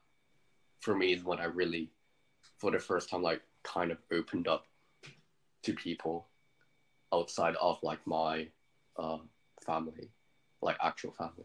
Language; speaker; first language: English; native; English